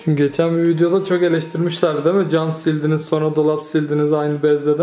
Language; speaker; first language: Turkish; native; Turkish